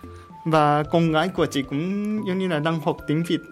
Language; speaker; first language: Vietnamese; non-native, learner; Japanese